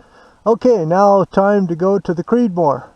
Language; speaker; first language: English; native; English